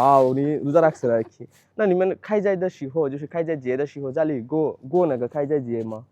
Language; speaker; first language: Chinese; non-native, fluent; Bangla